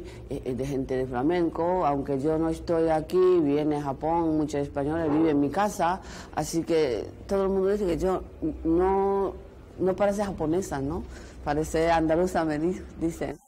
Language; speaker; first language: Spanish; non-native, learner; Japanese